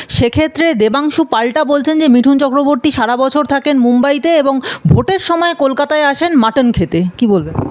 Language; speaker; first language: Bangla; native; Bangla